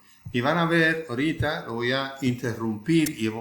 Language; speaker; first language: Spanish; non-native, fluent; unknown